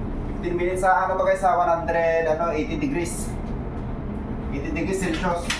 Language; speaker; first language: Filipino; native; Filipino